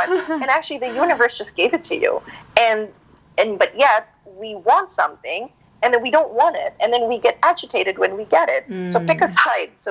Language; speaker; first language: English; non-native, local second language; Filipino